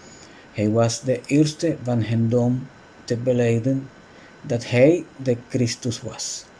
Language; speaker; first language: Dutch; non-native, fluent; Spanish